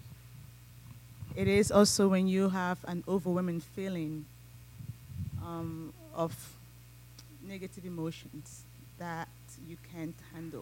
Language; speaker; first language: English; non-native, local second language; Igbo